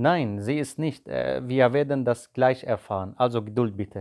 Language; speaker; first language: German; non-native, fluent; Arabic